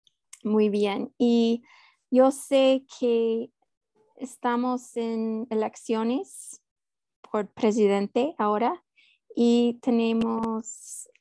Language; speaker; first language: Spanish; non-native, fluent; English